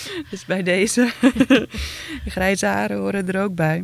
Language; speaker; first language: Dutch; early bilingual, other home language; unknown